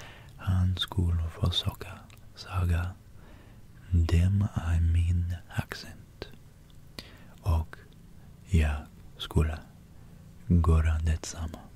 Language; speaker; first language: Swedish; non-native, learner; English